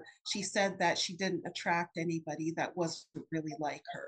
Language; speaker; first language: English; native; English